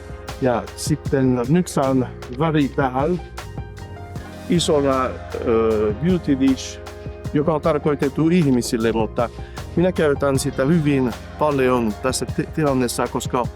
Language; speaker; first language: Finnish; non-native, fluent; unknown